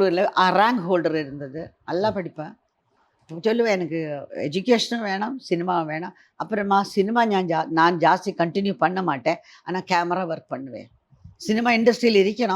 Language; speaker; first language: Tamil; non-native, learner; Malayalam